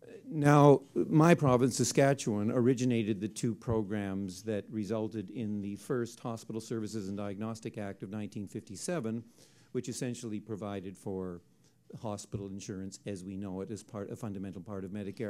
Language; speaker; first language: English; native; English